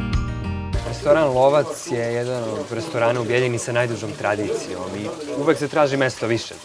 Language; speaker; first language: Bosnian; native; Bosnian